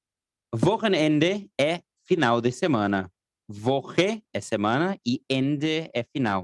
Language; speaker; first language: Portuguese; non-native, fluent; German